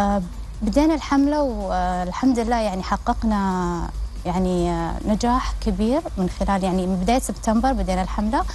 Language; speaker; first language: Arabic; native; Arabic